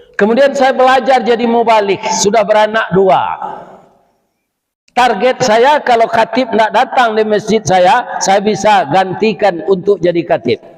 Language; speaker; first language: Malay; non-native, local second language; Minangkabau